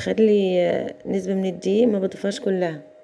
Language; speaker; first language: Arabic; native; Arabic